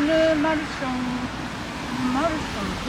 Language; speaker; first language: French; non-native, learner; Japanese